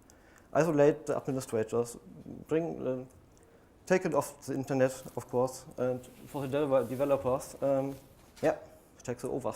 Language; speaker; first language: English; non-native, fluent; German